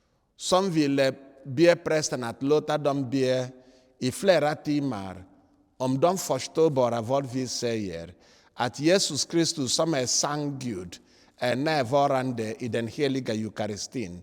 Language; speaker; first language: Swedish; non-native, fluent; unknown